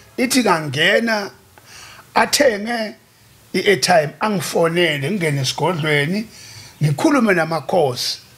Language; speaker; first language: Zulu; native; Zulu